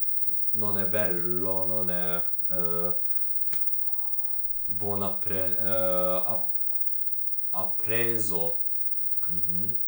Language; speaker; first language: Italian; non-native, learner; Ukrainian